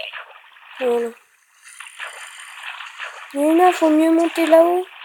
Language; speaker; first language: French; native; French